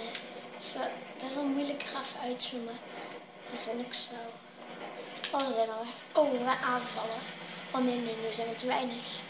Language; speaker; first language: Dutch; native; Dutch